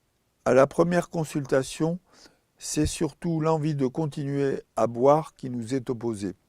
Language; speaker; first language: French; native; French